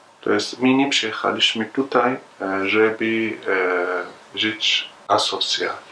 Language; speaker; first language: Polish; non-native, learner; Arabic